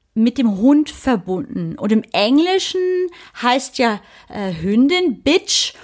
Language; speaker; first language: German; early bilingual, other home language; English